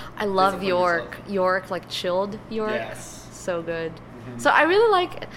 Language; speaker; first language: English; non-native, fluent; Portuguese